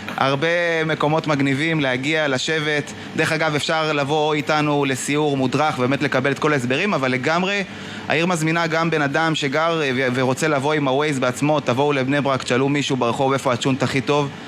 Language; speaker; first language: Hebrew; native; Hebrew